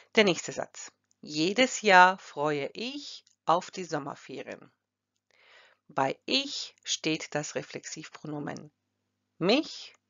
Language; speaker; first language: German; non-native, fluent; Croatian